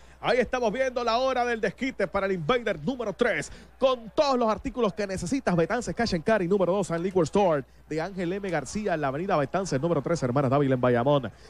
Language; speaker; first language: Spanish; native; Spanish